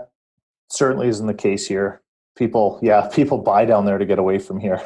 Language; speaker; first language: English; native; English